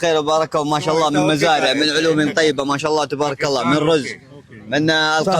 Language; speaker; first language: Arabic; native; Arabic